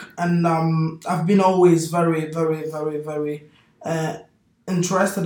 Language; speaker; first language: English; non-native, fluent; Portuguese